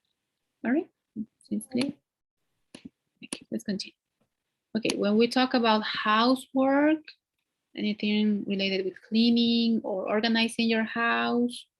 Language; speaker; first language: English; non-native, fluent; Spanish